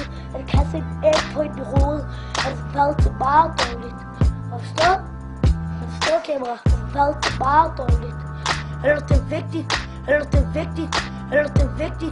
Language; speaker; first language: Danish; early bilingual, other home language; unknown